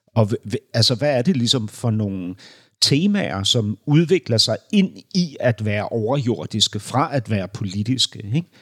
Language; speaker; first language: Danish; native; Danish